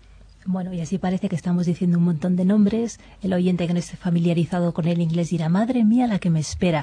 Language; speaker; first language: Spanish; native; Spanish